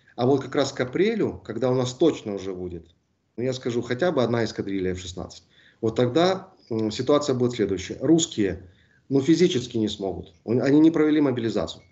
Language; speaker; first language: Russian; native; Russian